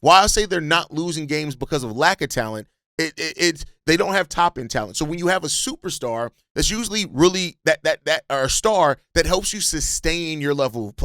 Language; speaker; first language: English; native; English